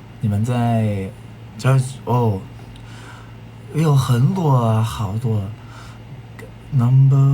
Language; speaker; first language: Chinese; non-native, learner; Thai